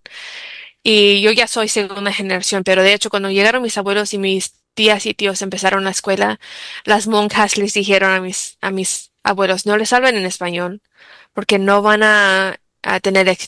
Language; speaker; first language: Spanish; early bilingual, heritage; English